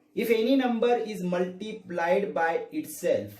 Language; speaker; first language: English; non-native, local second language; Marathi